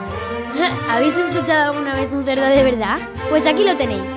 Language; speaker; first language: Spanish; native; Spanish